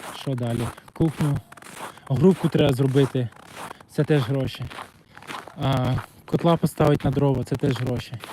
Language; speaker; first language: Ukrainian; non-native, local second language; Russian